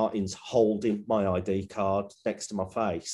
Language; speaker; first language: English; native; English